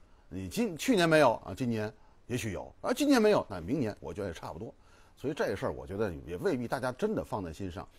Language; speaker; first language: Chinese; native; Chinese